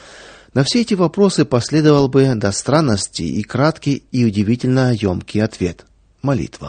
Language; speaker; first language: Russian; native; Russian